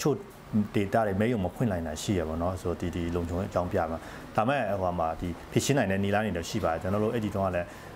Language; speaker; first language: Burmese; non-native, local second language; Kachin